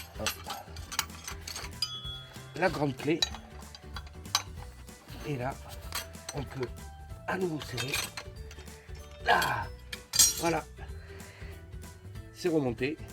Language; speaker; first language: French; native; French